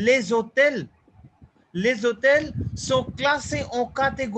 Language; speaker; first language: French; non-native, fluent; Hindi